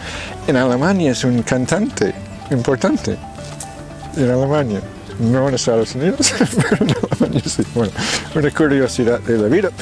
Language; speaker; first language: Spanish; non-native, fluent; English